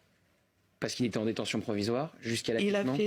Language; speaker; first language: French; native; French